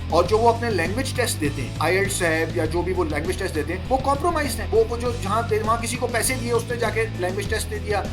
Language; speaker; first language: Urdu; native; Urdu